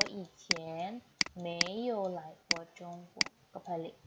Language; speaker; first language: Chinese; non-native, fluent; Indonesian